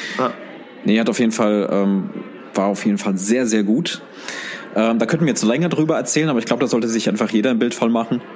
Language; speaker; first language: German; early bilingual, other home language; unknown